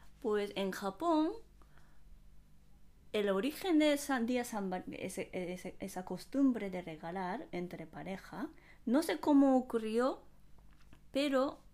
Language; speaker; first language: Spanish; non-native, fluent; Japanese